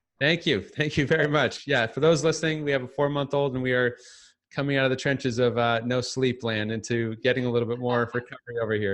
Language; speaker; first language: English; native; English